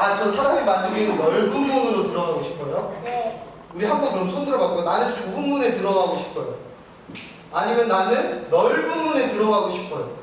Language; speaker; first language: Korean; native; Korean